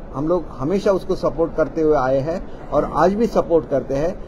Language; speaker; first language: Hindi; non-native, local second language; Marathi